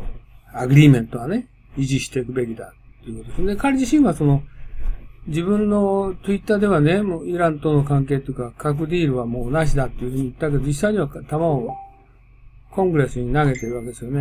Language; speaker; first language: Japanese; native; Japanese